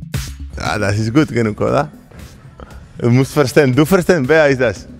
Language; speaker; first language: German; non-native, learner; Spanish